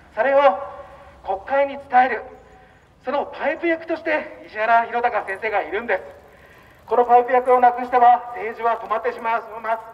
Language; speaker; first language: Japanese; native; Japanese